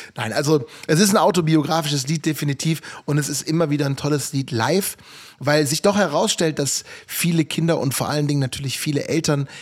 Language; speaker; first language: German; native; German